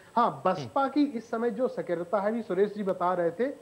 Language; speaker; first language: Hindi; native; Hindi